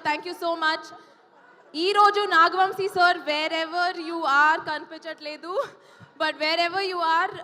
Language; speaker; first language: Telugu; non-native, local second language; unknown